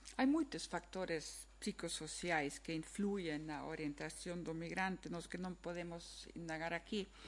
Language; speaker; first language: Galician; non-native, fluent; German